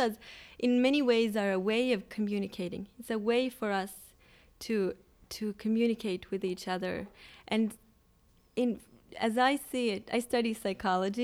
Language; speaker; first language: English; non-native, fluent; Swedish